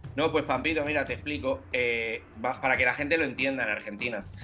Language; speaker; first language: Spanish; native; Spanish